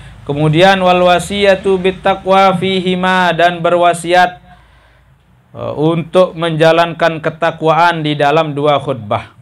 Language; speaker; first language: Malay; non-native, local second language; Sasak